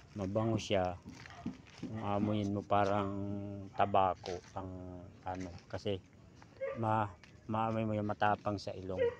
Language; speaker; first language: Filipino; non-native, local second language; Bikol